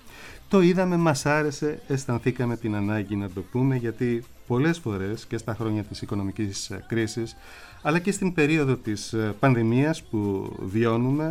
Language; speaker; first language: Greek; native; Greek